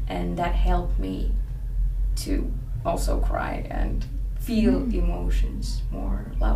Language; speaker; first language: English; non-native, fluent; Finnish